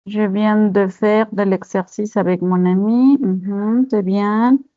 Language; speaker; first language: French; non-native, fluent; Spanish